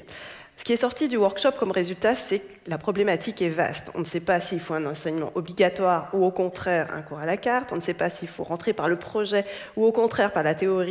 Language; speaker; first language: French; native; French